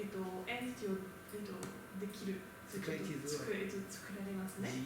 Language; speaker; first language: Japanese; non-native, learner; French